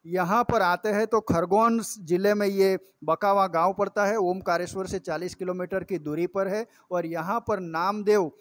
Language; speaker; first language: Hindi; non-native, local second language; Gujarati